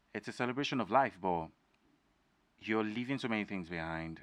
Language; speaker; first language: English; non-native, local second language; Yoruba